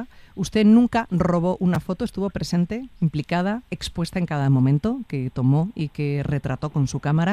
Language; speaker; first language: Spanish; native; Spanish